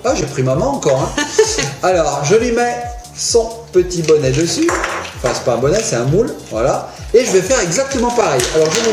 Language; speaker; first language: French; native; French